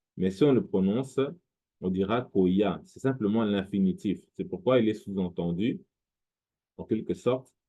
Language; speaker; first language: French; non-native, local second language; Lingala